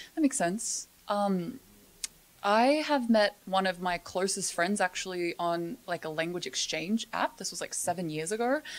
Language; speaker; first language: English; native; English